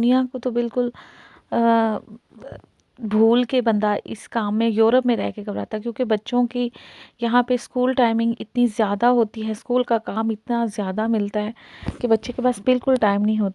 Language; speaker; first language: Hindi; native; Hindi